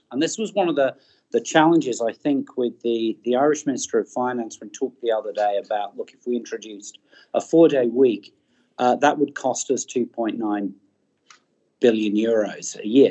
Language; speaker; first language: English; native; English